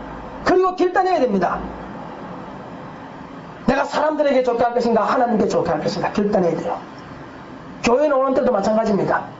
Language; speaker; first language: Korean; native; Korean